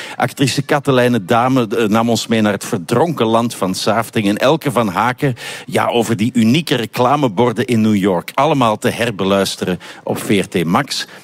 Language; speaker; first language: Dutch; native; Dutch